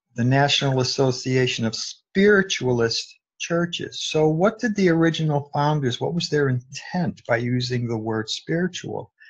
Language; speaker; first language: English; native; English